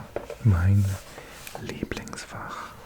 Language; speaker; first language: German; non-native, learner; English